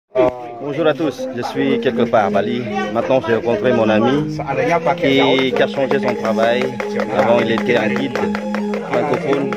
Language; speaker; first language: French; non-native, fluent; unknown